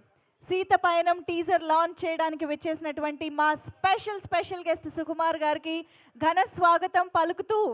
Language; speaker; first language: Telugu; native; Telugu